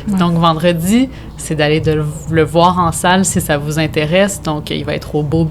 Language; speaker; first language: French; native; French